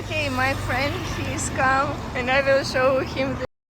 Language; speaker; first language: English; non-native, learner; Russian